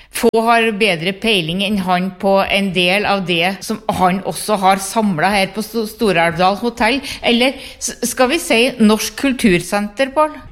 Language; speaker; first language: Norwegian; native; Norwegian